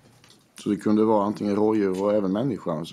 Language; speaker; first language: Swedish; native; Swedish